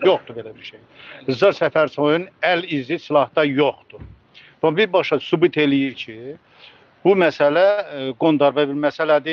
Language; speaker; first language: Azerbaijani; native; Azerbaijani